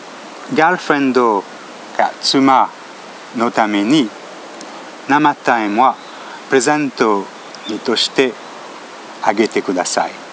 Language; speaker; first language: Japanese; non-native, learner; French